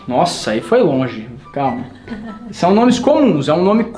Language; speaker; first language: Portuguese; native; Portuguese